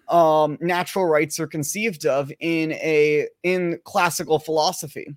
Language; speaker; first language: English; native; English